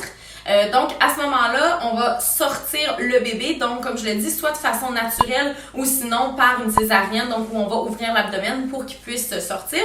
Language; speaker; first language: French; native; French